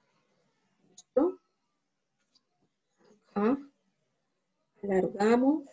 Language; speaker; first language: Spanish; native; Spanish